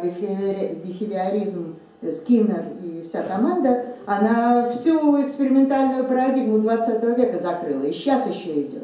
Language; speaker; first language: Russian; native; Russian